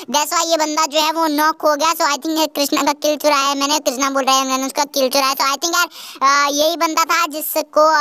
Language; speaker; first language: Hindi; native; Hindi